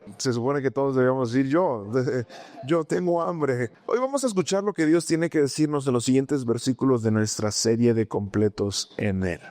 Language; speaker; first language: Spanish; native; Spanish